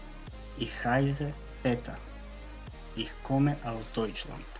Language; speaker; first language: German; non-native, fluent; Macedonian